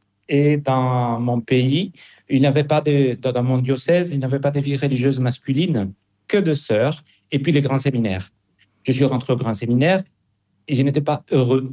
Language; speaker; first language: French; non-native, fluent; Spanish